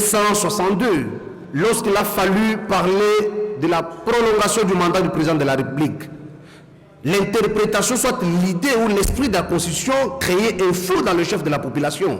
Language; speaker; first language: French; native; French